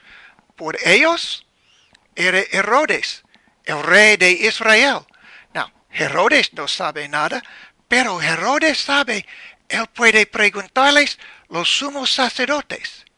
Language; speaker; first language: Spanish; non-native, learner; English